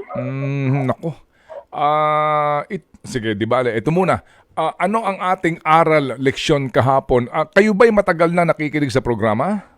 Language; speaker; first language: Filipino; native; Filipino